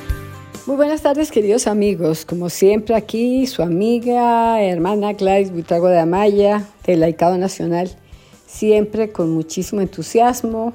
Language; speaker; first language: Spanish; native; Spanish